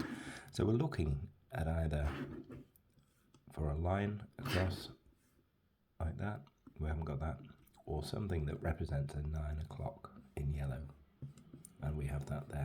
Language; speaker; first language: English; native; English